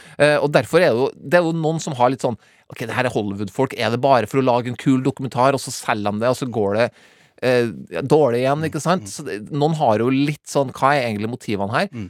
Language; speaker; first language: Norwegian; native; Norwegian